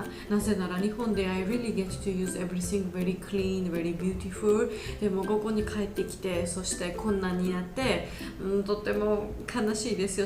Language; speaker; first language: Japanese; non-native, learner; Georgian